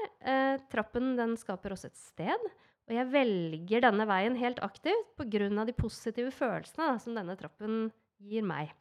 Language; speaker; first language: Norwegian; native; Norwegian